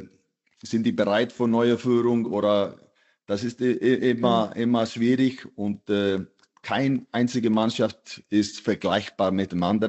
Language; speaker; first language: German; non-native, fluent; Icelandic